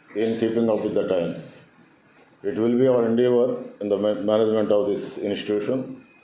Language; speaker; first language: English; non-native, local second language; Telugu